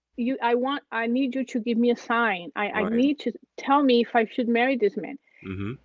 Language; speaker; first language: English; non-native, fluent; Portuguese